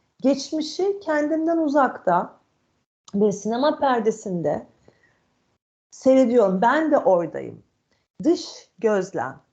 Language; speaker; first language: Turkish; native; Turkish